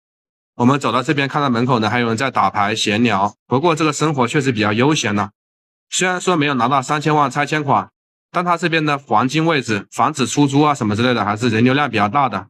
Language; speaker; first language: Chinese; native; Chinese